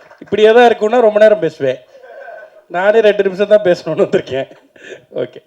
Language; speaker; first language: Tamil; native; Tamil